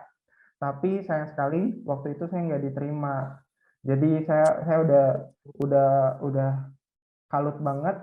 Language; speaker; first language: Indonesian; native; Indonesian